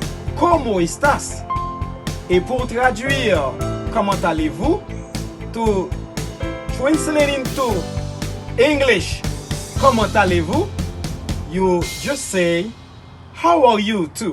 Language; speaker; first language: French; non-native, local second language; Haitian Creole